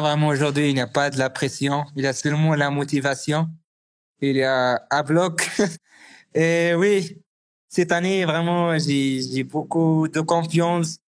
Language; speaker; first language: French; non-native, learner; Arabic